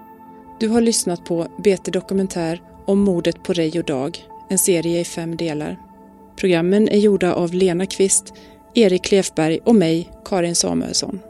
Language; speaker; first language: Swedish; native; Swedish